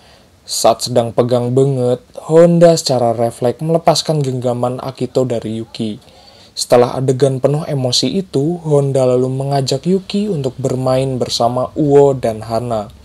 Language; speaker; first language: Indonesian; native; Indonesian